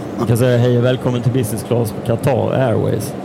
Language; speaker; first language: Swedish; native; Swedish